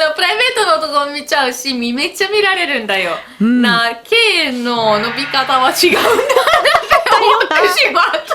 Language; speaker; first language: Japanese; non-native, fluent; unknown